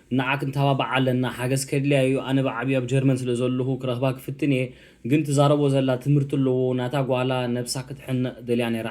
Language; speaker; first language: Tigrinya; early bilingual, heritage; Tigrinya